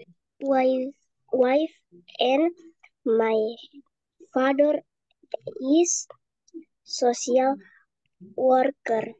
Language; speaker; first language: English; non-native, learner; Indonesian